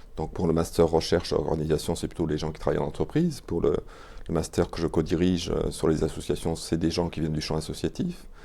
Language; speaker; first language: French; native; French